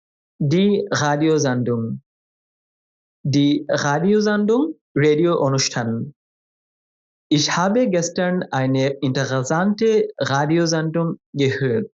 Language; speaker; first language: German; non-native, fluent; Bangla